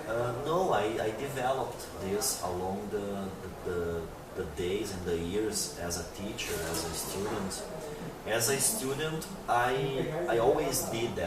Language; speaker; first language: English; non-native, fluent; Portuguese